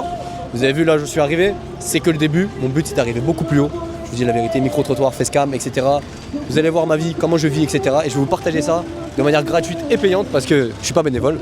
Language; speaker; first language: French; native; French